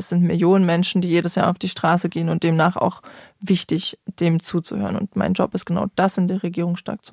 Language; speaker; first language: German; native; German